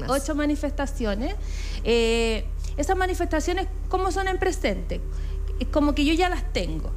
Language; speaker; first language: Spanish; native; Spanish